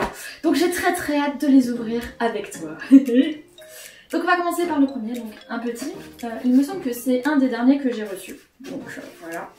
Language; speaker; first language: French; native; French